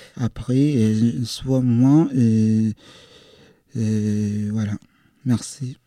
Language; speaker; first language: French; non-native, learner; Arabic